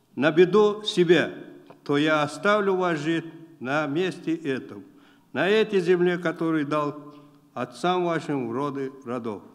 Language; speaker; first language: Russian; non-native, local second language; Uzbek